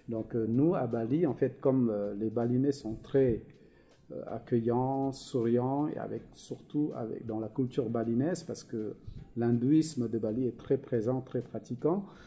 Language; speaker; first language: French; non-native, fluent; Balinese